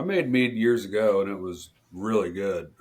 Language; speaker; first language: English; native; English